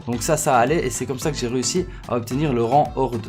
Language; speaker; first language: French; native; French